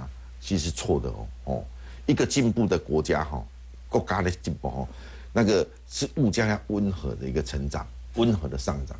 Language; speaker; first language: Chinese; native; Chinese